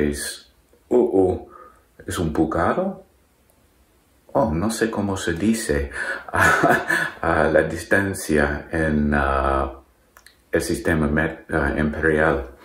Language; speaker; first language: Spanish; non-native, learner; English